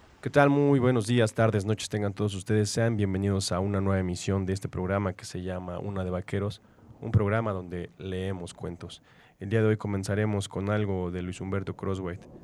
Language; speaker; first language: Spanish; native; Spanish